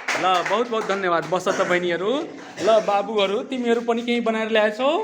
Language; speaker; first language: Nepali; non-native, local second language; Maithili